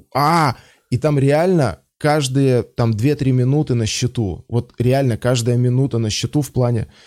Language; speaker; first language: Russian; native; Russian